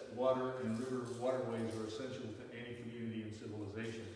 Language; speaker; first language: English; native; English